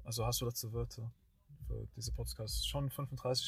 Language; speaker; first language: German; non-native, learner; Arabic